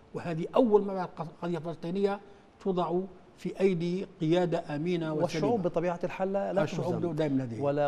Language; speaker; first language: Arabic; native; Arabic